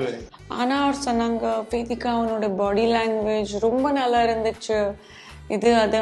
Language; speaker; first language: Tamil; non-native, local second language; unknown